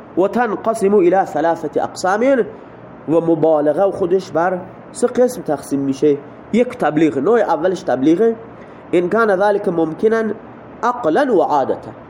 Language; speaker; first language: Persian; native; Persian